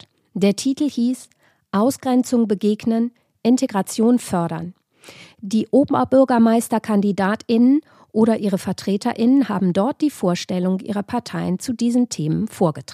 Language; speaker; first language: German; native; German